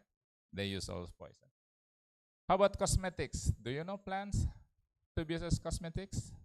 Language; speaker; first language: English; non-native, learner; Indonesian